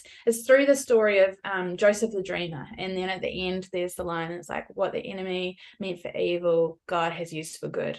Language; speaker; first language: English; native; English